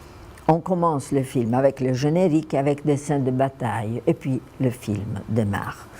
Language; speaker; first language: French; non-native, fluent; Italian